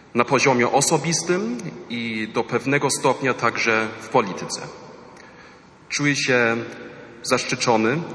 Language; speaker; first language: Polish; non-native, fluent; German